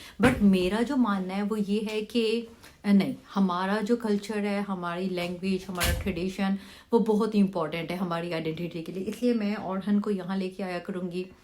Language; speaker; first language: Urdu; native; Urdu